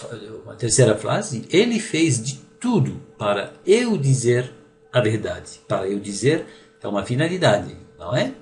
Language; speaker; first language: Portuguese; non-native, fluent; French